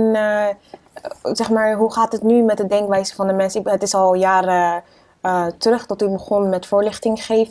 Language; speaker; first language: Dutch; native; Dutch